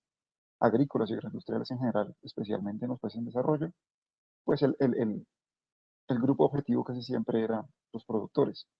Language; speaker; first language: Spanish; native; Spanish